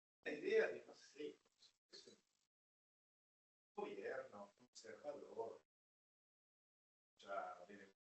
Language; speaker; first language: Spanish; non-native, fluent; Italian